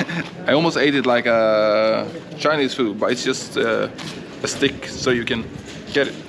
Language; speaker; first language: English; non-native, fluent; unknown